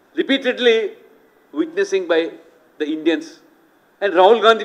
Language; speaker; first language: English; non-native, local second language; Telugu